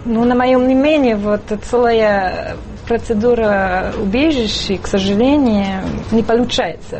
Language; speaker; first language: Russian; non-native, fluent; French